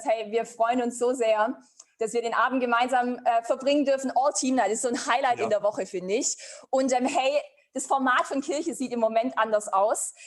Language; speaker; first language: German; native; German